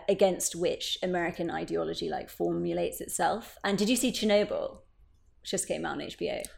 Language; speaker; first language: English; native; English